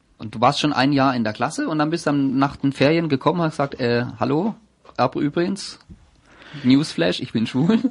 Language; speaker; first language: German; native; German